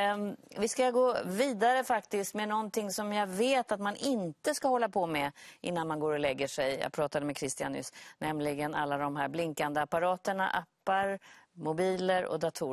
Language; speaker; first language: Swedish; native; Swedish